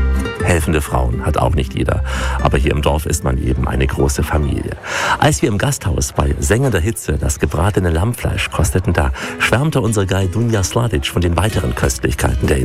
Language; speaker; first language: German; native; German